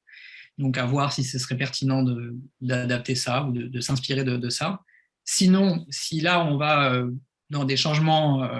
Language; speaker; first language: French; native; French